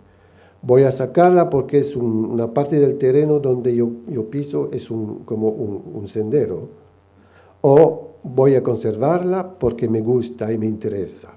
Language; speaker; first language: Spanish; non-native, fluent; French